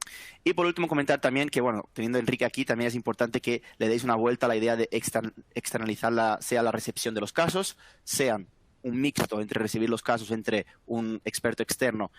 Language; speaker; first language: Spanish; native; Spanish